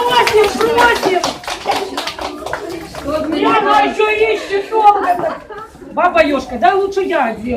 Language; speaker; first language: Russian; native; Russian